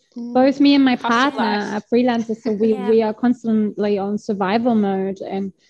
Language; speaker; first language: English; non-native, fluent; German